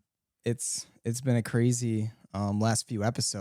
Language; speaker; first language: English; native; English